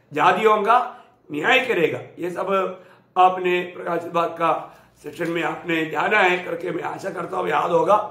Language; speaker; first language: Hindi; non-native, local second language; Malayalam